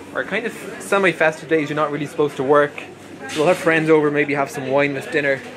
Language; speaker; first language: English; native; English